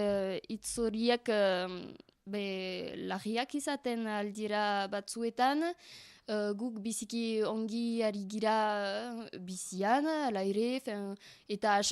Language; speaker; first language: Basque; non-native, learner; French